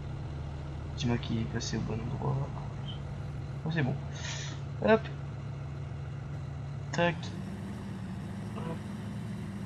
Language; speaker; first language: French; native; French